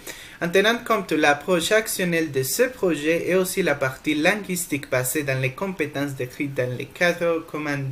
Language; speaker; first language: French; non-native, fluent; Spanish